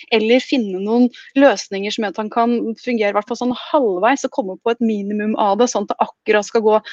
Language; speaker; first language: Norwegian; native; Norwegian